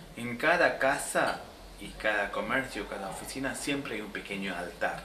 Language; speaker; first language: Spanish; non-native, fluent; Hindi